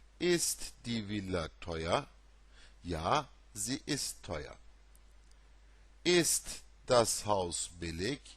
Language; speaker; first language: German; non-native, fluent; Turkish